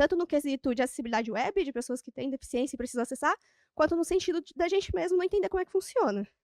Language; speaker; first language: Portuguese; native; Portuguese